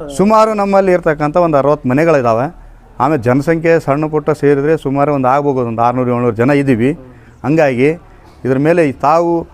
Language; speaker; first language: Kannada; native; Kannada